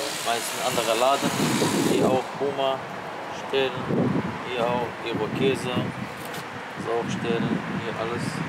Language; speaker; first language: German; non-native, learner; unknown